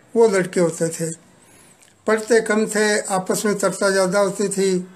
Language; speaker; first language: Hindi; native; Hindi